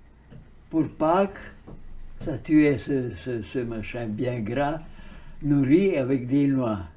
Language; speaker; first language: French; early bilingual, heritage; French